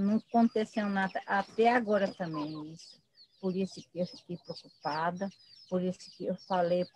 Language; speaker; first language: Portuguese; non-native, local second language; Guarani